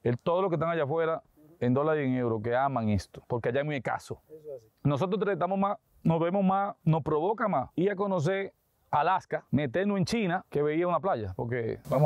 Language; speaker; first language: Spanish; native; Spanish